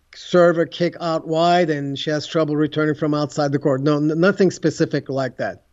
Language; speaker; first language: English; non-native, fluent; Turkish